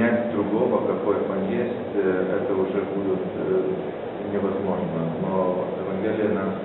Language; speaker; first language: Russian; non-native, fluent; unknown